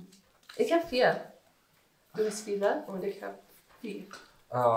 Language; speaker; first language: German; non-native, learner; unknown